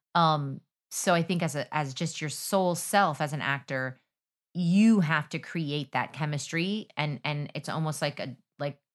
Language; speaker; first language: English; native; English